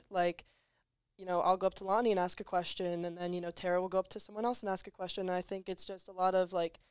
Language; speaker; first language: English; native; English